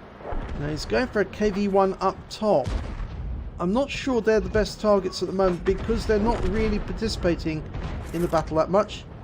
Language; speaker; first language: English; native; English